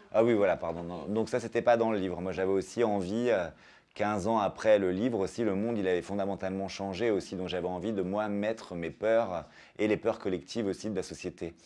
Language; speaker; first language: French; native; French